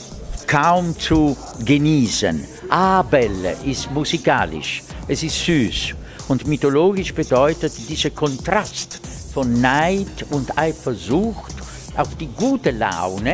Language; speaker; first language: German; non-native, fluent; Italian